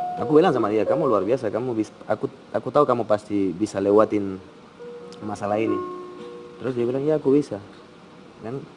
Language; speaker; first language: Indonesian; non-native, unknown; Spanish